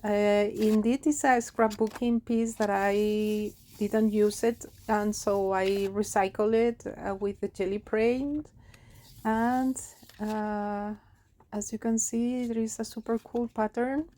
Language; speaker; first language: English; non-native, fluent; Spanish